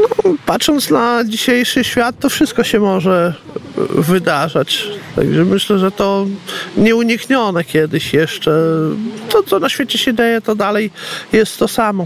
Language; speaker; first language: Polish; native; Polish